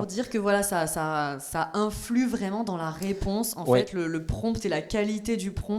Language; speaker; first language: French; native; French